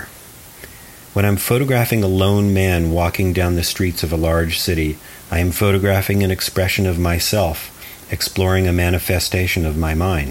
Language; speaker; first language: English; native; English